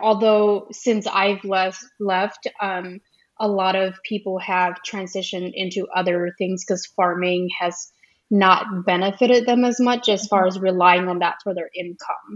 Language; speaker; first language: English; early bilingual, other home language; Pennsylvania German